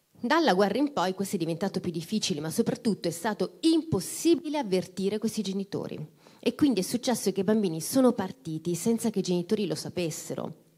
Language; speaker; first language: Italian; native; Italian